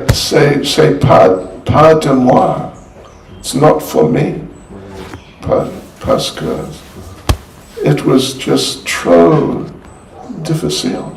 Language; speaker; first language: French; non-native, learner; English